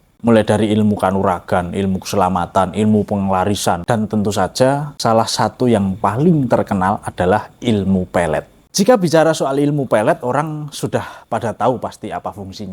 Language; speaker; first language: Indonesian; native; Indonesian